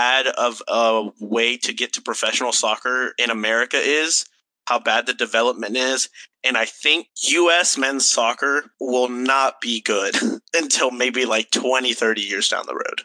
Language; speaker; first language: English; native; English